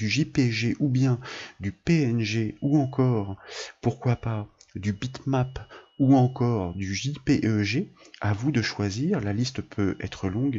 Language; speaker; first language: French; native; French